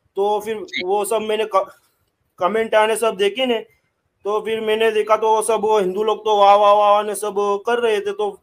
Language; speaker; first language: Hindi; non-native, local second language; Gujarati